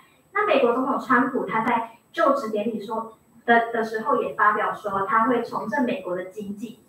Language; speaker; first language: Chinese; native; Chinese